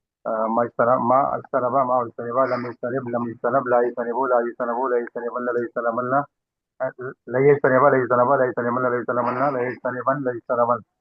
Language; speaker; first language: Arabic; non-native, learner; Urdu